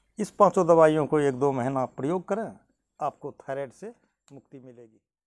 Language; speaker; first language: Hindi; native; Hindi